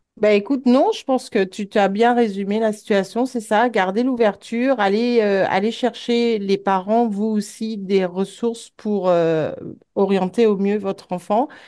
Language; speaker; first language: French; native; French